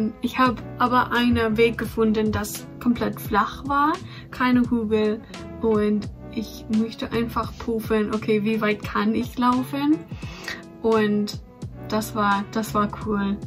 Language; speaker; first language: German; non-native, fluent; English